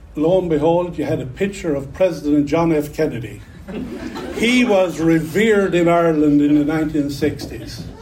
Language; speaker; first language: English; native; English